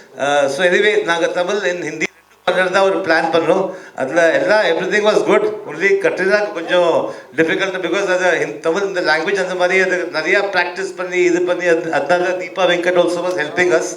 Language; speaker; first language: Tamil; early bilingual, heritage; Tamil